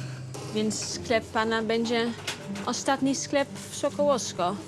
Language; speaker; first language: Polish; early bilingual, heritage; Polish